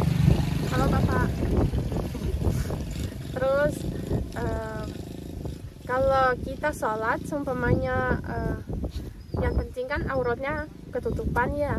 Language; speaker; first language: Indonesian; non-native, fluent; Russian